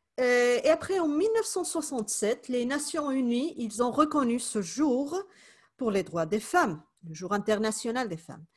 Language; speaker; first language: French; non-native, fluent; Spanish